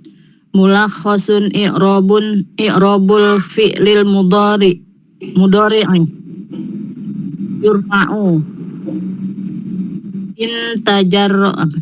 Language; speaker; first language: Arabic; non-native, learner; Indonesian